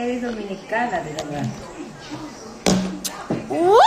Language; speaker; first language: Spanish; native; Spanish